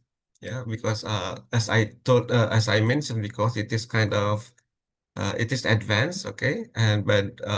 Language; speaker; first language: English; non-native, fluent; Indonesian